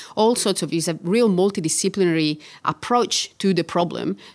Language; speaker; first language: English; non-native, fluent; Italian